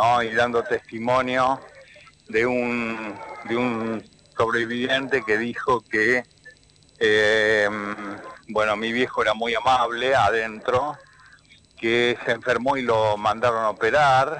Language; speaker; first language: Spanish; native; Spanish